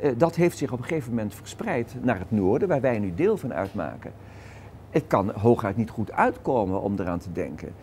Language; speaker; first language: Dutch; native; Dutch